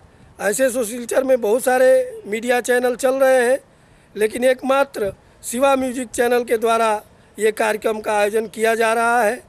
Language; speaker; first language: Hindi; native; Hindi